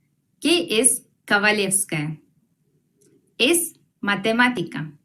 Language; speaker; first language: Spanish; non-native, fluent; Russian